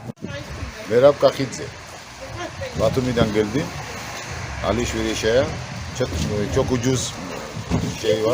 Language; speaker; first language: Turkish; non-native, learner; Georgian